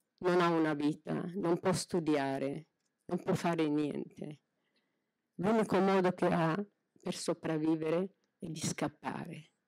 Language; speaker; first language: Italian; non-native, fluent; Tigrinya